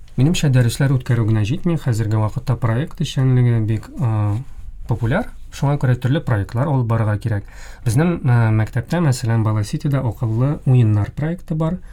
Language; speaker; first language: Tatar; native; Tatar